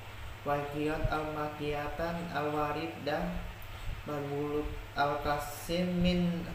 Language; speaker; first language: Arabic; non-native, learner; Indonesian